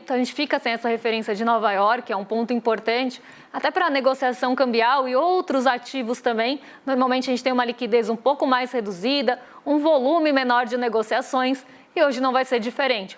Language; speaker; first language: Portuguese; native; Portuguese